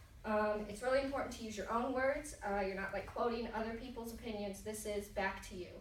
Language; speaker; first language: English; native; English